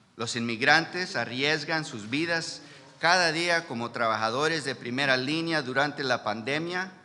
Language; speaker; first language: Spanish; early bilingual, heritage; Spanish